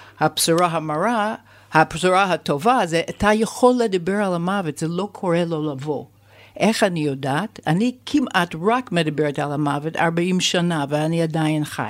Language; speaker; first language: Hebrew; non-native, fluent; English